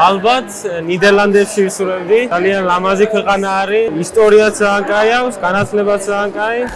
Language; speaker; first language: Georgian; non-native, learner; French